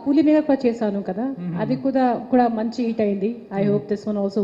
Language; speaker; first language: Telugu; non-native, local second language; Hindi